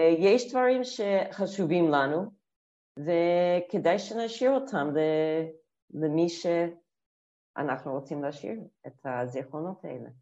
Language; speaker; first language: Hebrew; non-native, fluent; English